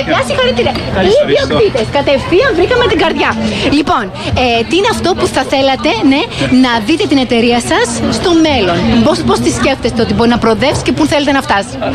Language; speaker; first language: Greek; native; Greek